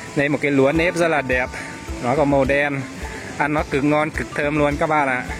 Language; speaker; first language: Vietnamese; non-native, local second language; Iu Mien